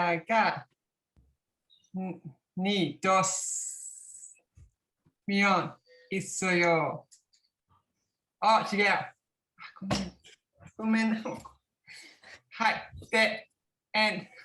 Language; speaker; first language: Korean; non-native, learner; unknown